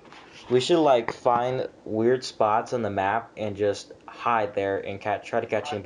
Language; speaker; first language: English; native; English